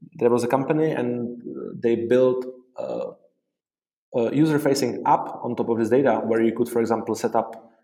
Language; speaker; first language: English; non-native, fluent; Czech